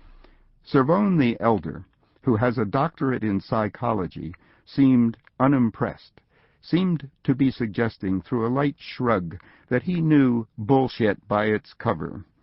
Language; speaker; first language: English; native; English